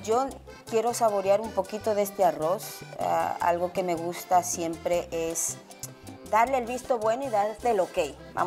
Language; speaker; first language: Spanish; native; Spanish